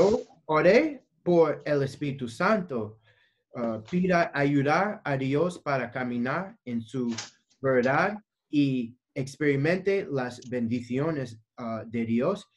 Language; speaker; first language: Spanish; non-native, learner; English